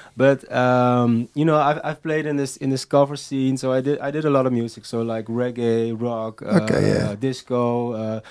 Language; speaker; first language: English; non-native, fluent; Dutch